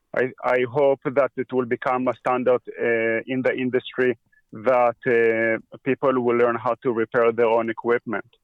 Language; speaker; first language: English; early bilingual, heritage; Hebrew